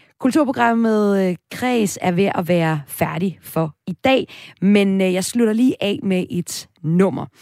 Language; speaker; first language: Danish; native; Danish